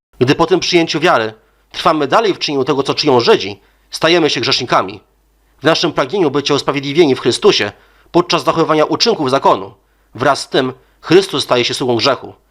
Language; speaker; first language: Polish; native; Polish